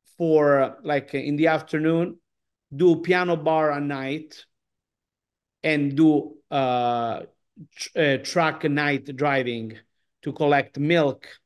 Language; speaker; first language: English; non-native, learner; Italian